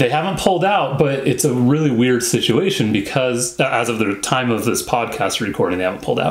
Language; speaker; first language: English; native; English